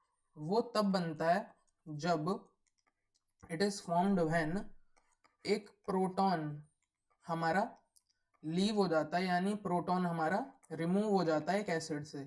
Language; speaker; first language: Hindi; native; Hindi